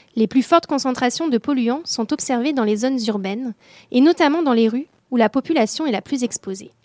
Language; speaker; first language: French; native; French